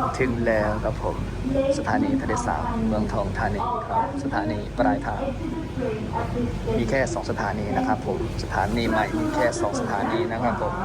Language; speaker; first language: Thai; native; Thai